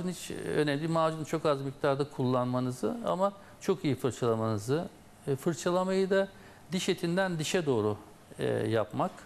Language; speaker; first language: Turkish; native; Turkish